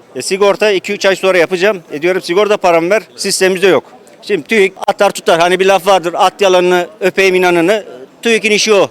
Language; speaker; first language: Turkish; native; Turkish